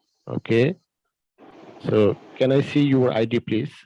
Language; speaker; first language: English; non-native, learner; Bangla